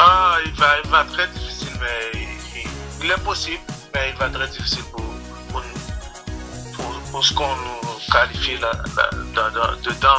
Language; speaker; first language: French; non-native, local second language; Haitian Creole